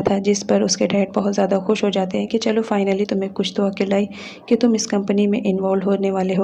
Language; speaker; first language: Hindi; native; Hindi